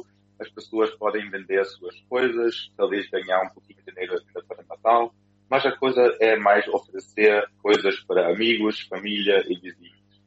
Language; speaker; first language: Portuguese; non-native, fluent; German